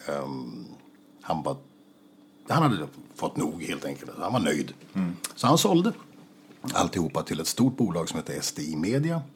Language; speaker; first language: Swedish; native; Swedish